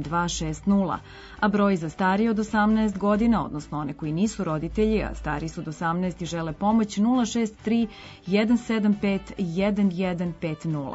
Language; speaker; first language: Serbian; native; Serbian